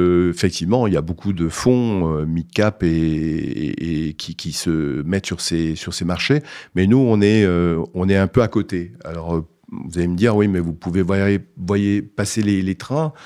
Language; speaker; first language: French; native; French